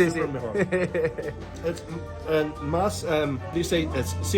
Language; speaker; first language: Spanish; non-native, learner; English